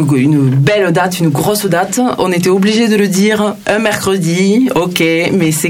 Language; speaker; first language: French; native; French